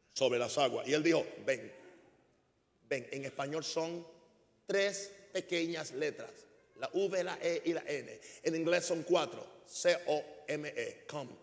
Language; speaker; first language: Spanish; early bilingual, heritage; Spanish